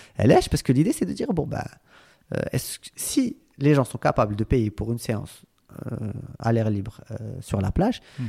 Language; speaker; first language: French; non-native, local second language; Arabic